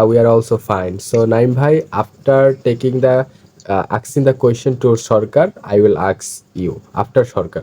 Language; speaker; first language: English; non-native, fluent; Bangla